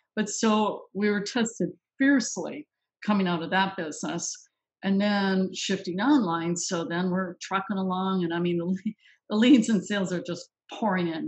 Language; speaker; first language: English; native; English